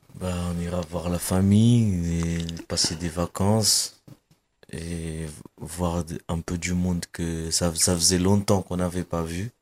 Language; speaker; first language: French; non-native, fluent; Kabuverdianu